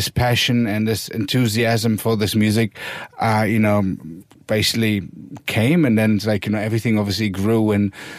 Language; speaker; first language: English; non-native, fluent; German